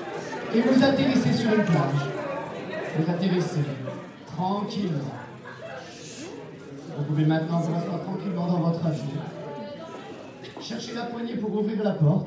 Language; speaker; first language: French; native; French